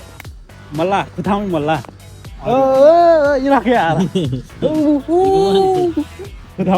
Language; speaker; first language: Korean; non-native, learner; Nepali